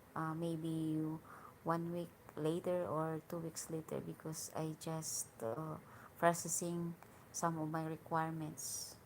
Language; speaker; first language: English; non-native, learner; Hiligaynon